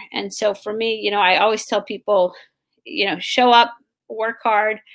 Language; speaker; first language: English; native; English